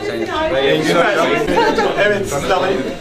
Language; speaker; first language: Turkish; native; Turkish